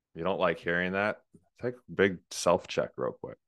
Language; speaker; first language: English; native; English